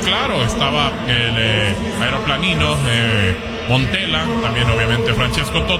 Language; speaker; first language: Spanish; native; Spanish